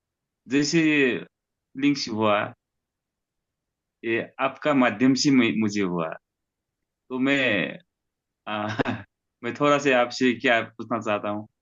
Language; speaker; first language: Hindi; non-native, learner; Nepali